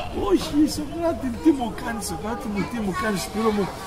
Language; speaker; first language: Greek; early bilingual, heritage; Greek